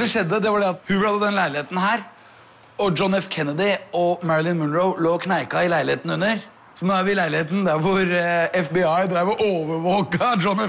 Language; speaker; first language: Norwegian; native; Norwegian